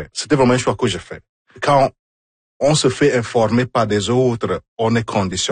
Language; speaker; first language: French; non-native, fluent; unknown